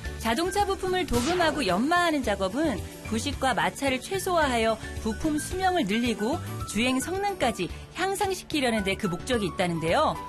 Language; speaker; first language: Korean; native; Korean